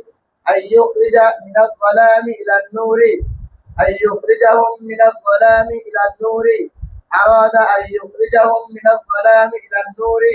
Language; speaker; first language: Arabic; non-native, learner; Bangla